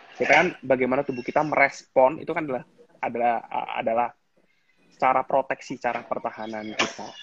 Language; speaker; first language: Indonesian; native; Indonesian